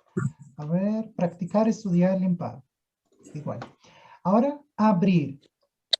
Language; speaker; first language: Spanish; non-native, fluent; Portuguese